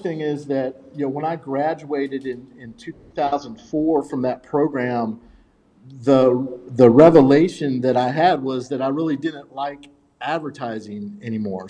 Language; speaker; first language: English; native; English